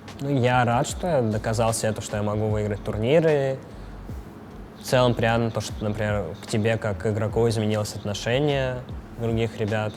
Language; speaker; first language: Russian; native; Russian